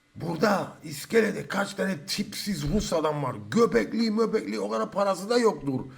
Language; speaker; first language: Turkish; early bilingual, heritage; Turkish